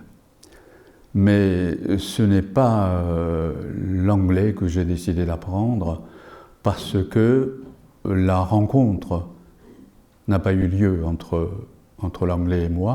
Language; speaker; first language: French; non-native, fluent; Japanese